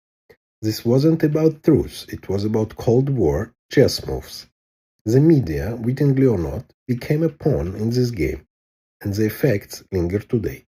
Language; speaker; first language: English; non-native, fluent; Hebrew